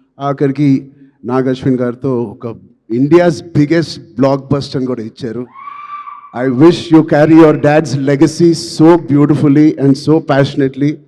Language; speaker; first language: Telugu; native; Telugu